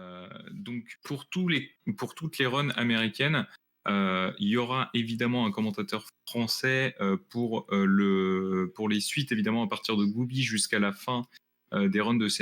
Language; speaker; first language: French; native; French